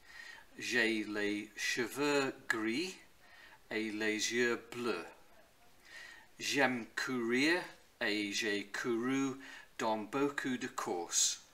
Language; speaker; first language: French; non-native, learner; English